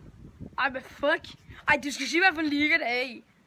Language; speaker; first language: Danish; native; Danish